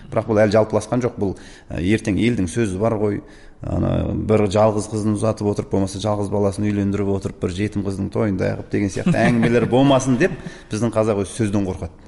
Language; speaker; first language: Kazakh; native; Kazakh